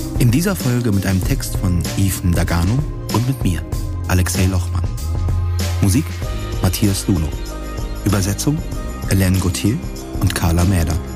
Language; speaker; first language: German; native; German